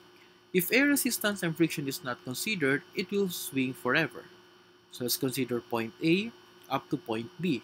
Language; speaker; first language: English; non-native, local second language; Filipino